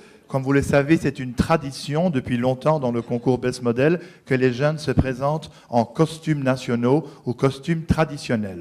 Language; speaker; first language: French; native; French